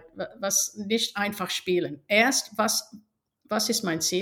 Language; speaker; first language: German; non-native, fluent; English